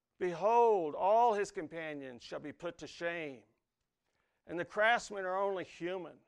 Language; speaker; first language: English; native; English